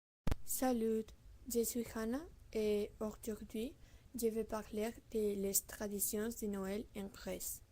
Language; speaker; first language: French; non-native, learner; Spanish